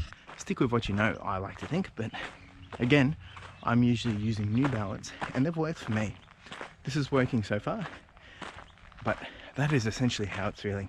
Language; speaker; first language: English; native; English